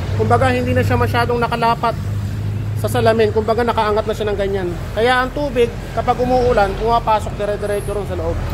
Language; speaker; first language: Filipino; native; Filipino